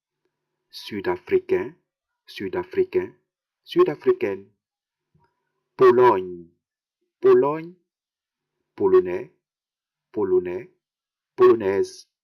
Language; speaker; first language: French; non-native, fluent; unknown